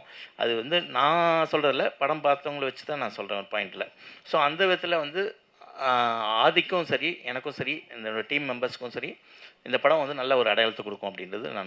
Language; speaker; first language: Tamil; native; Tamil